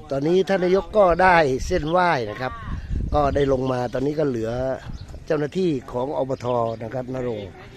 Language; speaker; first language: Thai; non-native, local second language; Northern Khmer